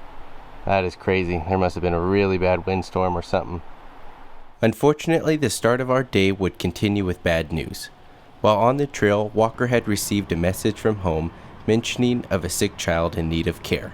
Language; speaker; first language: English; native; English